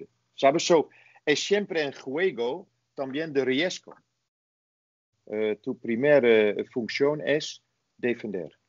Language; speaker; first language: Spanish; non-native, fluent; Dutch